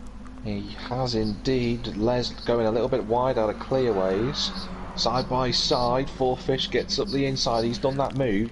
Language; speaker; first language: English; native; English